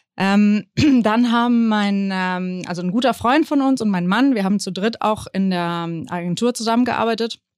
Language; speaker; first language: German; early bilingual, other home language; Spanish